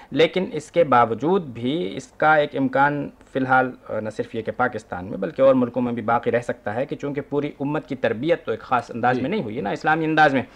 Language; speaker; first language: Urdu; native; Urdu